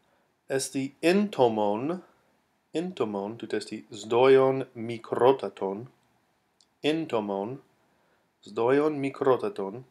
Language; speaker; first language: Greek; non-native, fluent; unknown